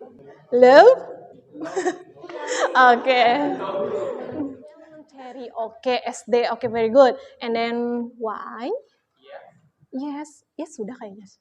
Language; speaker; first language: English; non-native, learner; Indonesian